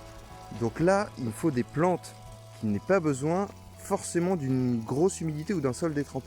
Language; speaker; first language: French; native; French